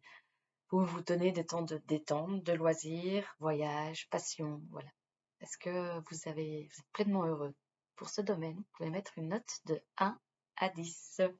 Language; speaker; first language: French; native; French